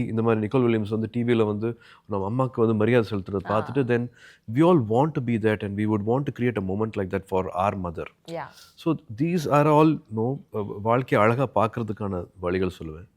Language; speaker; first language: Tamil; native; Tamil